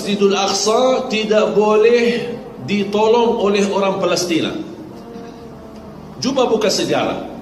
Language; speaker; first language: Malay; non-native, fluent; Arabic